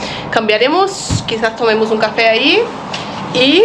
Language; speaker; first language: Spanish; non-native, fluent; Portuguese